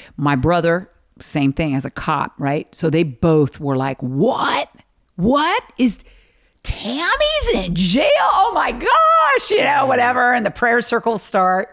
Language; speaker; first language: English; native; English